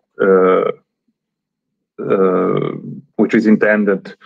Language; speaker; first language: English; non-native, fluent; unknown